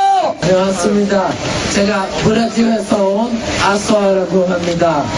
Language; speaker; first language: Korean; non-native, learner; Portuguese